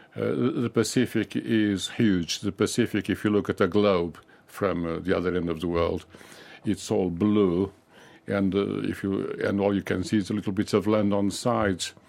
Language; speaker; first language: English; non-native, fluent; Portuguese